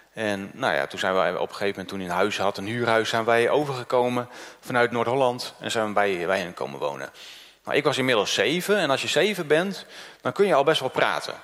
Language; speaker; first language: Dutch; early bilingual, other home language; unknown